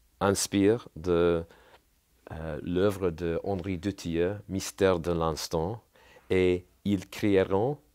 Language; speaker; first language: French; non-native, learner; English